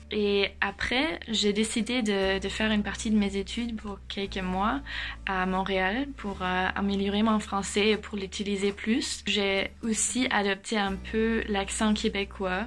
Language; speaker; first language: French; non-native, fluent; German